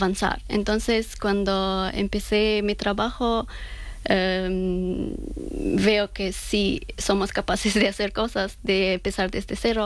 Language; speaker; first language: Spanish; non-native, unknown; Persian